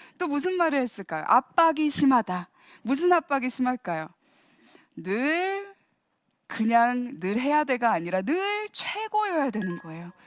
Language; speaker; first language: Korean; early bilingual, heritage; Korean